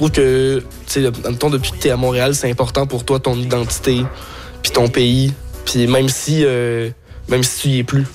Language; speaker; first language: French; native; French